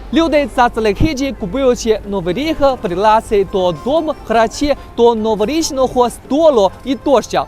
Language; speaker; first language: Ukrainian; non-native, learner; Chinese